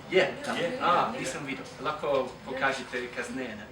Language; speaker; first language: Slovenian; non-native, fluent; English